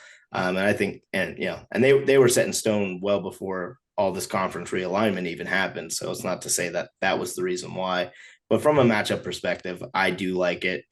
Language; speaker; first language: English; native; English